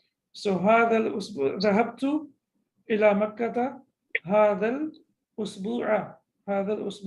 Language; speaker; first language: Arabic; non-native, fluent; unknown